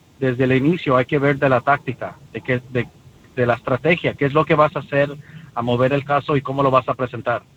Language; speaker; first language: Spanish; early bilingual, heritage; Spanish